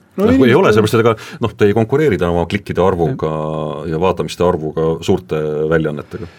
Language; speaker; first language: Estonian; native; Estonian